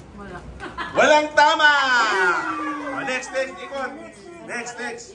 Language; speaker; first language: Filipino; native; Filipino